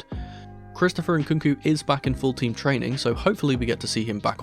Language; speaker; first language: English; native; English